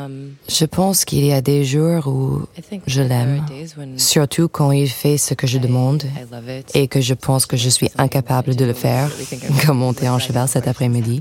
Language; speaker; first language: French; non-native, fluent; English